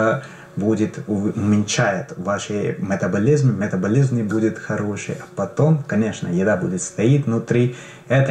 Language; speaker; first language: Russian; non-native, learner; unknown